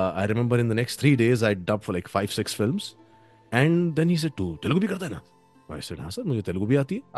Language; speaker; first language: Hindi; native; Hindi